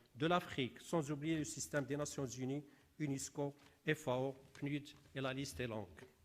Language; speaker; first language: French; non-native, local second language; Arabic